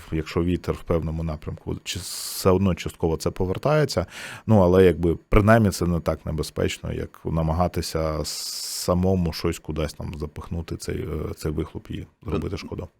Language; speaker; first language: Ukrainian; native; Ukrainian